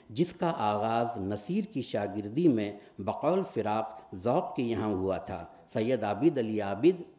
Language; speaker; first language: Urdu; native; Urdu